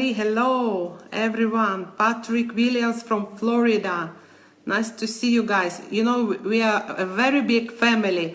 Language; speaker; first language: English; non-native, learner; Ukrainian